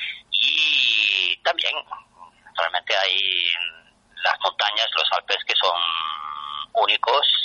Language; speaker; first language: Spanish; non-native, fluent; Italian